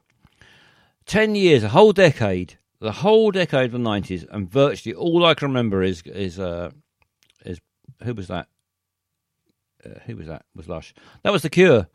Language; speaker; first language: English; native; English